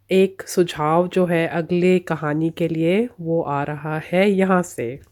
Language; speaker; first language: Hindi; native; Hindi